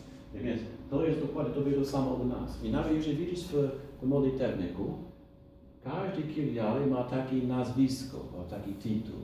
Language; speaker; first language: Polish; non-native, fluent; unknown